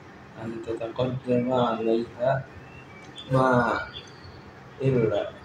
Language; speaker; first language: Arabic; non-native, learner; Indonesian